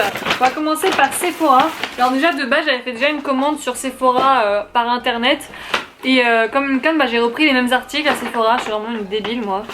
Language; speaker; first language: French; native; French